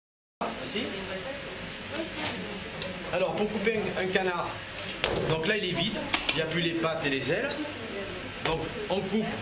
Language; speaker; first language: French; native; French